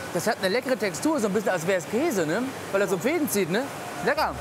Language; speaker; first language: German; native; German